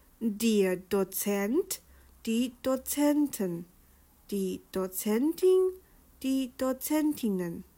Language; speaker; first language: German; non-native, fluent; Chinese